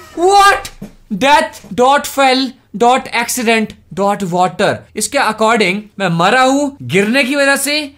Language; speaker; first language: Hindi; native; Hindi